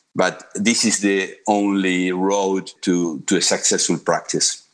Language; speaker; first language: English; non-native, fluent; Spanish